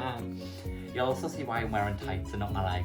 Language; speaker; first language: English; native; English